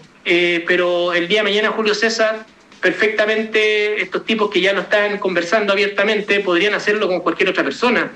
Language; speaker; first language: Spanish; native; Spanish